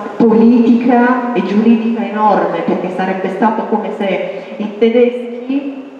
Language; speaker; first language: Italian; native; Italian